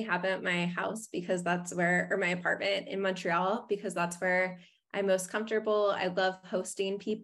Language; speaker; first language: English; native; English